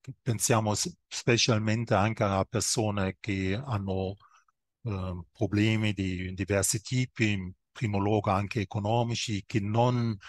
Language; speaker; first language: Italian; non-native, fluent; German